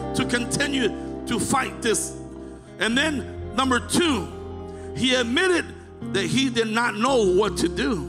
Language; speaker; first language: English; native; English